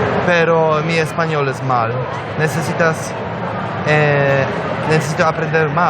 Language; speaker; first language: Spanish; non-native, learner; Polish